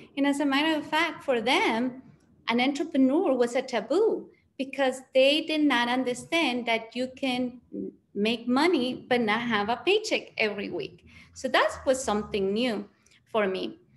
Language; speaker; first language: English; early bilingual, other home language; Spanish